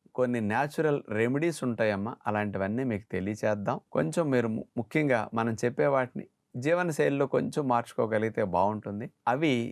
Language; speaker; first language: Telugu; native; Telugu